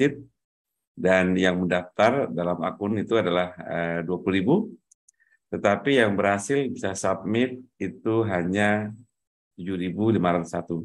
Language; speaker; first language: Indonesian; native; Indonesian